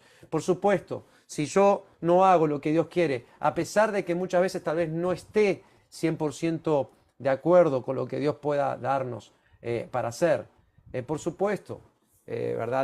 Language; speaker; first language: Spanish; native; Spanish